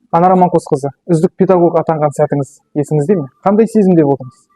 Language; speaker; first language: Kazakh; native; Kazakh